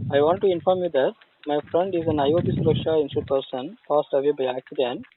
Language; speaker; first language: English; non-native, local second language; Tamil